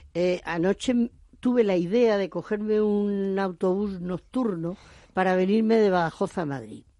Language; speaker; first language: Spanish; native; Spanish